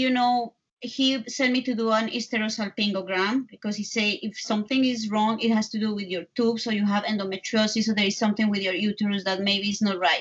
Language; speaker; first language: English; non-native, fluent; Spanish